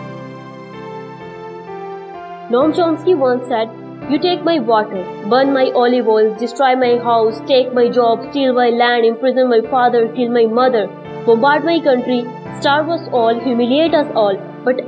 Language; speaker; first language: English; non-native, local second language; Urdu